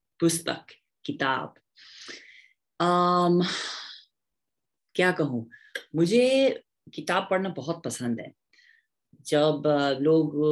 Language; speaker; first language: Hindi; non-native, fluent; English